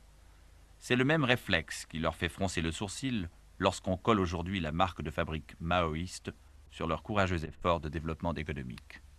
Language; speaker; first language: French; native; French